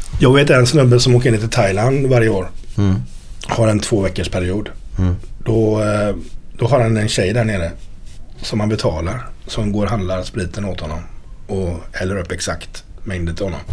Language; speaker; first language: Swedish; native; Swedish